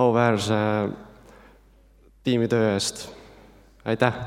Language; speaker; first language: Estonian; non-native, learner; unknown